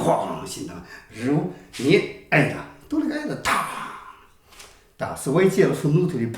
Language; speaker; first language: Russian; non-native, learner; Chinese